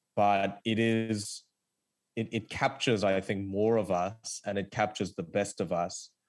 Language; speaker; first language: English; early bilingual, other home language; Korean